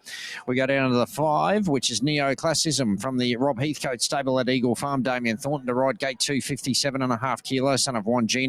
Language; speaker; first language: English; native; English